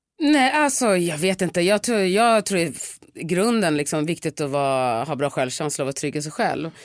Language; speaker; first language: Swedish; early bilingual, other home language; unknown